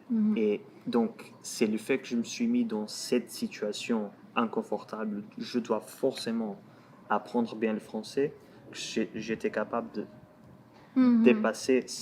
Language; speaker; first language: French; non-native, fluent; Portuguese